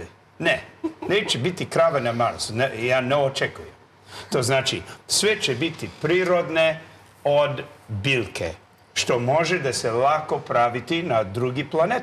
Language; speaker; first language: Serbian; non-native, learner; English